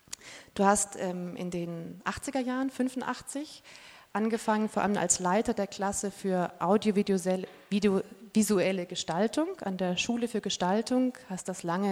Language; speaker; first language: German; native; German